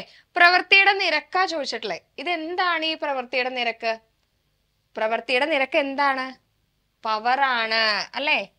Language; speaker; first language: Malayalam; native; Malayalam